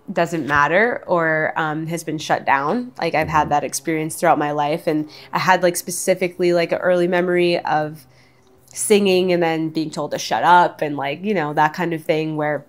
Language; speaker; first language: English; native; English